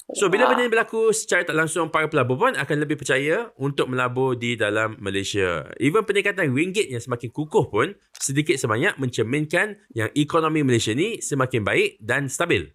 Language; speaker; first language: Malay; native; Malay